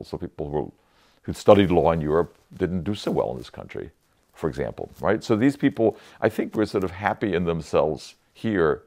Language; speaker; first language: English; native; English